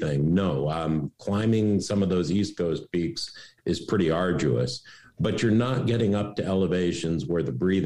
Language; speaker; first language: English; native; English